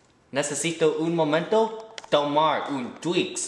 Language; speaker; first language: Spanish; non-native, learner; English